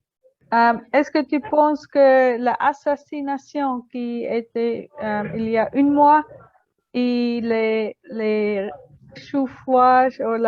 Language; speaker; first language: French; non-native, learner; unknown